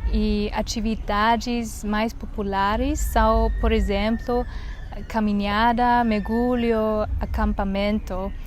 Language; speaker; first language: Portuguese; non-native, learner; Chinese